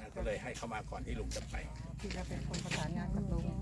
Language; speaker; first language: Thai; native; Thai